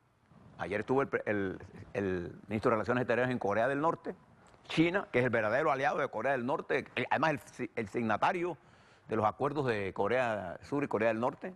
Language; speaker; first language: Spanish; native; Spanish